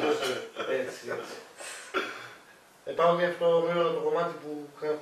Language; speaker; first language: Greek; native; Greek